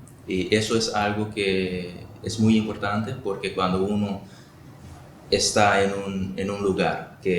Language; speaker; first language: Spanish; non-native, local second language; Papiamento